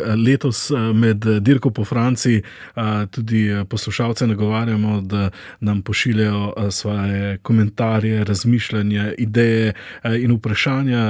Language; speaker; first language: Slovenian; native; Slovenian